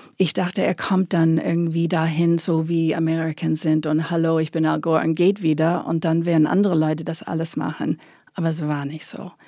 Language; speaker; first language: German; non-native, fluent; English